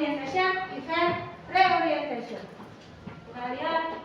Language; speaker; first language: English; non-native, learner; Indonesian